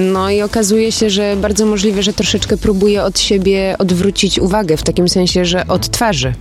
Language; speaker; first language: Polish; early bilingual, heritage; Polish